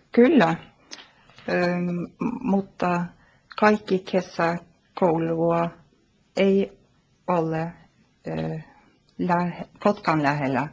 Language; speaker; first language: Finnish; non-native, learner; Norwegian